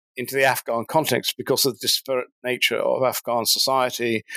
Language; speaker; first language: English; native; English